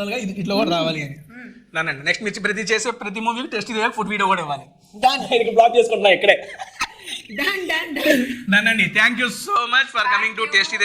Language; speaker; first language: Telugu; native; Telugu